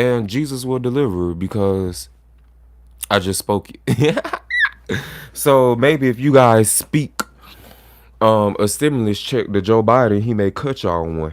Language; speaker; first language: English; native; English